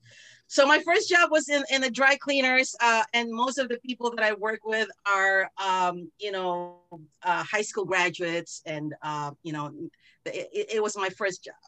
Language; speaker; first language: English; non-native, local second language; Filipino